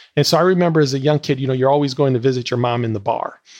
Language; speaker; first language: English; native; English